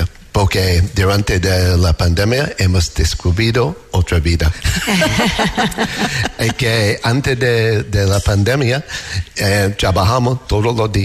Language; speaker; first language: Spanish; non-native, learner; English